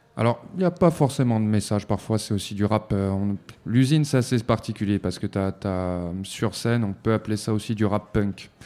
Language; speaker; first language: French; native; French